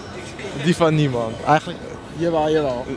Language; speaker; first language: Dutch; native; Dutch